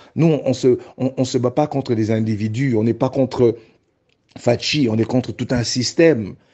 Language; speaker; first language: French; non-native, local second language; Luba-Lulua